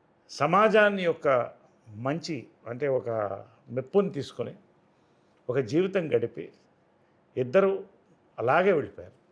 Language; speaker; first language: Telugu; native; Telugu